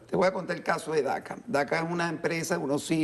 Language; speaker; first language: Spanish; native; Spanish